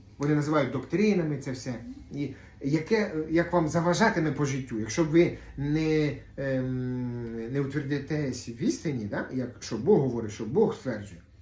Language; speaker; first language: Ukrainian; native; Ukrainian